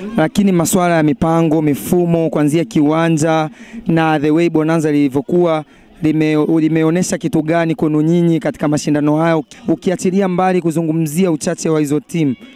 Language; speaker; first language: Swahili; native; Swahili